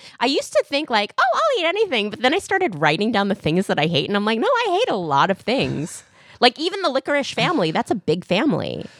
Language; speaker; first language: English; early bilingual, other home language; Korean